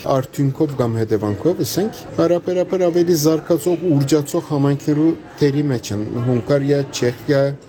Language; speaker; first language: Armenian; native; Armenian